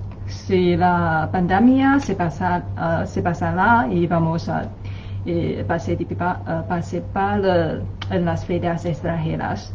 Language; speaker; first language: Spanish; non-native, learner; Chinese